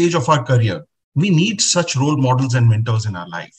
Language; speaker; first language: English; non-native, local second language; Hindi